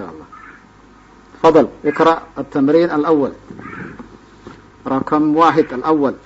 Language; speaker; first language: Arabic; non-native, fluent; Indonesian